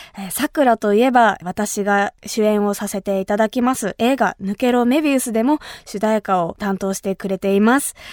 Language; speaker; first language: Japanese; native; Japanese